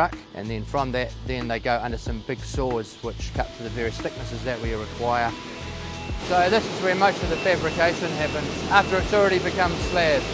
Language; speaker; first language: English; native; English